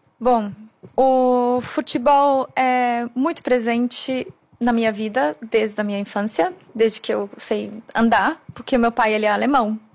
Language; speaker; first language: Portuguese; non-native, fluent; German